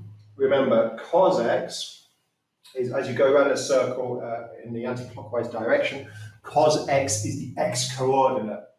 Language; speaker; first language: English; native; English